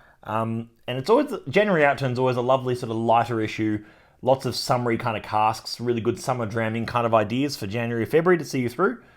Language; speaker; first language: English; native; English